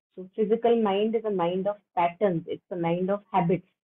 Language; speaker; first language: English; non-native, local second language; Hindi